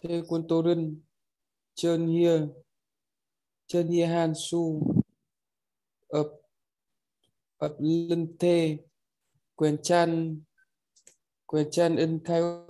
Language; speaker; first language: Korean; non-native, learner; Vietnamese